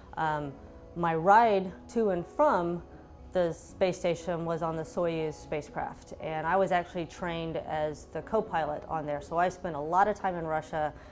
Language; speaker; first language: English; native; English